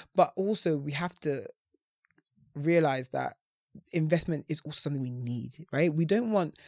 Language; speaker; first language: English; native; English